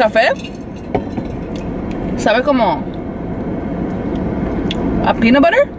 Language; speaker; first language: Spanish; early bilingual, heritage; Spanish